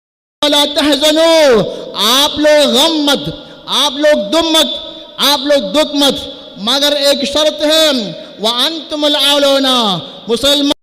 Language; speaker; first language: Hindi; non-native, local second language; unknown